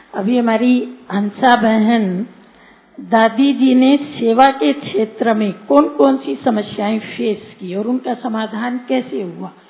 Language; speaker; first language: Hindi; native; Hindi